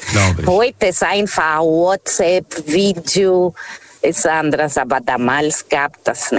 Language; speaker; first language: German; non-native, fluent; Portuguese